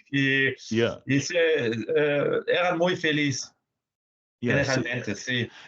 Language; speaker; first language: Spanish; non-native, fluent; German